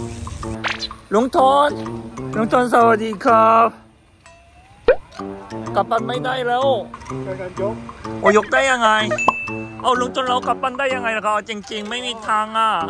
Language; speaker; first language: Thai; non-native, fluent; Korean